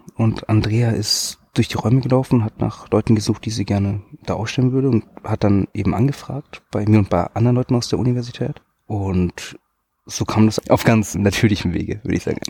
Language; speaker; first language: German; native; German